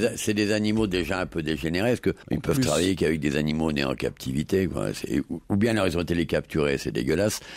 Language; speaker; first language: French; native; French